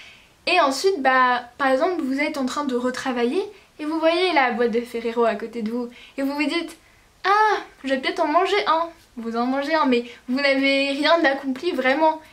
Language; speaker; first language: French; native; French